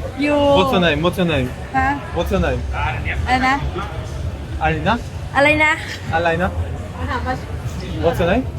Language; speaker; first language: English; non-native, learner; Polish